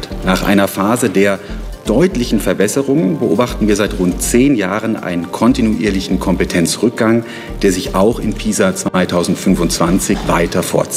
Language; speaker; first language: German; native; German